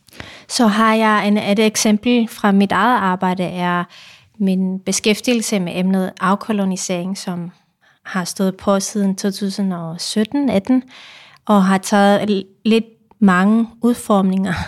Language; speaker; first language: Danish; non-native, fluent; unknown